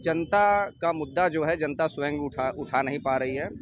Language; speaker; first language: Hindi; native; Hindi